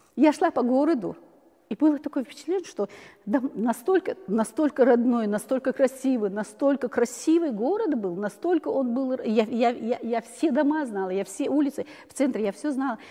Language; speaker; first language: Russian; non-native, local second language; Chechen